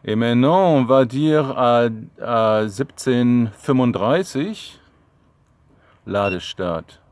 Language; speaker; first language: French; non-native, fluent; German